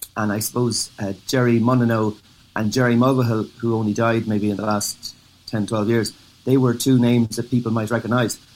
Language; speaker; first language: English; native; English